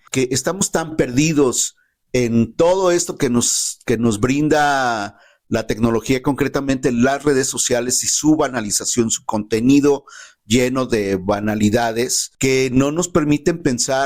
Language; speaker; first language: Spanish; native; Spanish